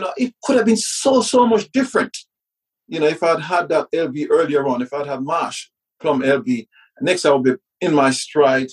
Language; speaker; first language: English; early bilingual, other home language; Jamaican Creole English